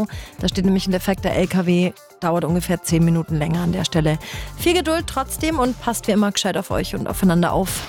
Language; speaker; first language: German; native; German